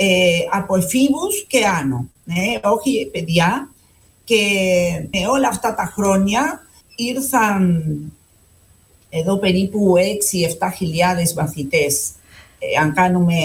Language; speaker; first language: Greek; non-native, fluent; Spanish